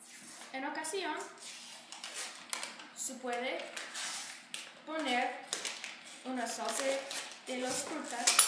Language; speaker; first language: Spanish; non-native, learner; English